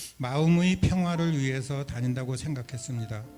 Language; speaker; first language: Korean; native; Korean